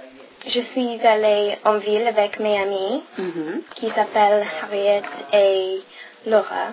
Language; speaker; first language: French; non-native, learner; English